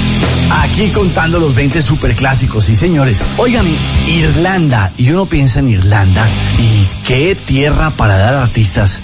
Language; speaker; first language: Spanish; native; Spanish